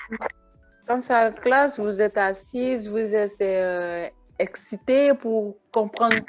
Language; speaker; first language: French; non-native, learner; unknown